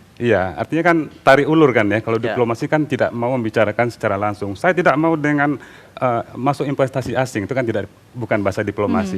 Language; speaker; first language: Indonesian; native; Indonesian